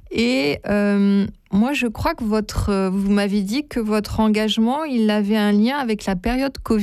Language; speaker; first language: French; native; French